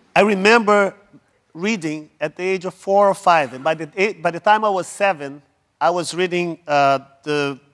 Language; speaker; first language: English; non-native, fluent; Portuguese